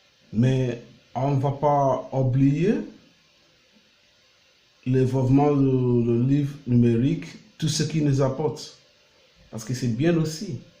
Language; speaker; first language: French; non-native, learner; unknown